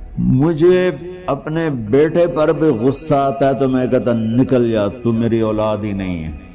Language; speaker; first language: Urdu; non-native, local second language; Punjabi